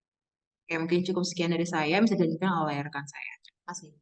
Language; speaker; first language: Indonesian; native; Indonesian